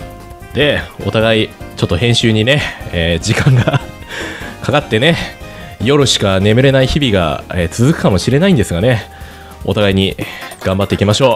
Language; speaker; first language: Japanese; native; Japanese